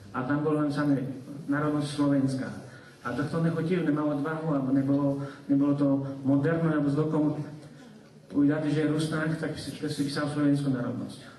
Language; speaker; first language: Slovak; non-native, local second language; Rusyn